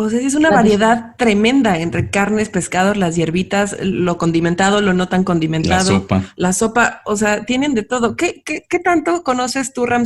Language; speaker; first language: Spanish; native; Spanish